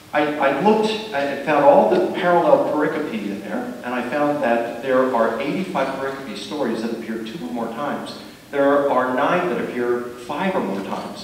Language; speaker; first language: English; native; English